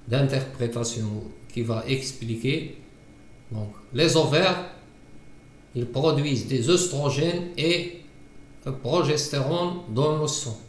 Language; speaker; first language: French; non-native, local second language; Arabic